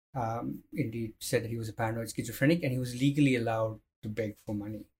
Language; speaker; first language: English; non-native, fluent; Arabic